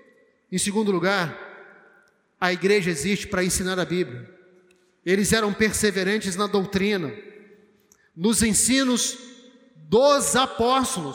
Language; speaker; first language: Portuguese; native; Portuguese